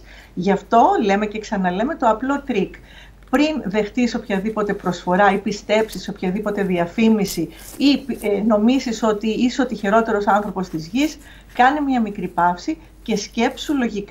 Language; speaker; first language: Greek; native; Greek